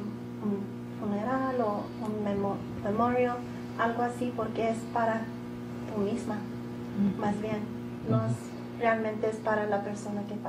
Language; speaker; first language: Spanish; early bilingual, heritage; Spanish